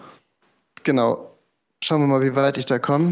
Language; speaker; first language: German; native; German